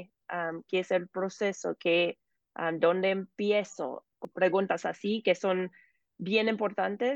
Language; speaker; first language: Spanish; non-native, fluent; English